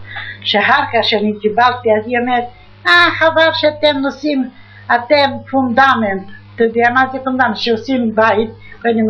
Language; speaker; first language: Hebrew; non-native, fluent; Yiddish